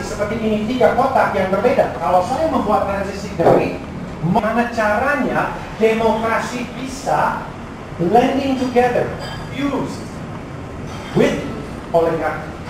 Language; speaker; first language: Indonesian; non-native, fluent; English